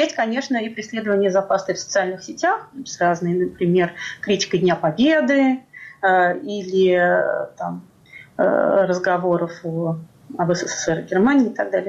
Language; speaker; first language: Russian; native; Russian